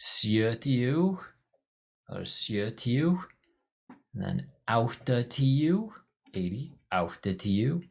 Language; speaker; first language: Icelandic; non-native, learner; English